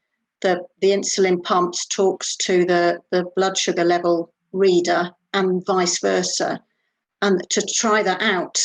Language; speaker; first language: English; native; English